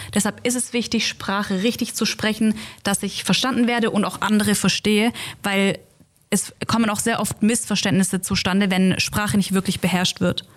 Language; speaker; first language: German; native; German